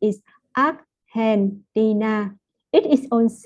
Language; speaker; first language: English; non-native, fluent; Vietnamese